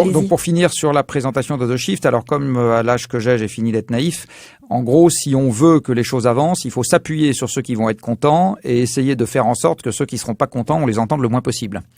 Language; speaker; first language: French; native; French